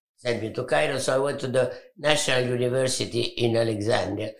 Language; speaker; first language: English; non-native, fluent; Arabic